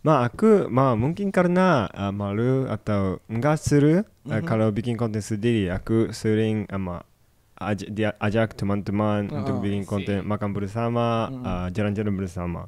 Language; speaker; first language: Indonesian; non-native, fluent; Japanese